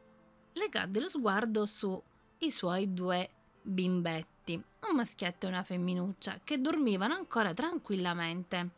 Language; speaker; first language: Italian; native; Italian